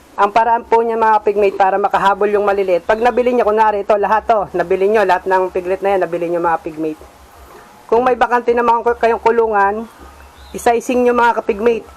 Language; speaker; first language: Filipino; native; Filipino